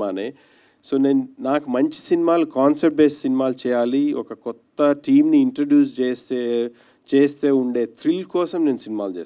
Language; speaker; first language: Telugu; native; Telugu